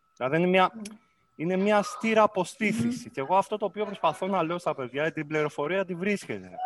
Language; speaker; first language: Greek; native; Greek